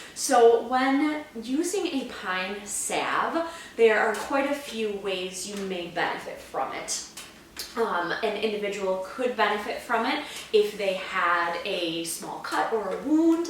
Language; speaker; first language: English; native; English